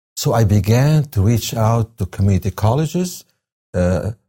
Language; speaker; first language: English; non-native, fluent; Arabic